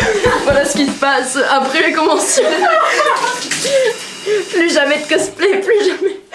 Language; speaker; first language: French; native; French